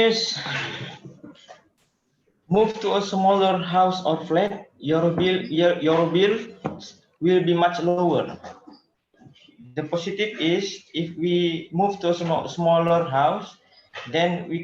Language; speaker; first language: English; non-native, learner; Indonesian